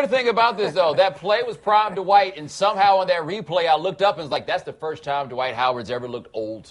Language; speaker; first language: English; native; English